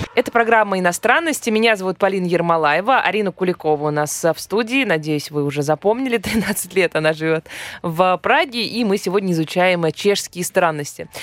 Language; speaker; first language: Russian; native; Russian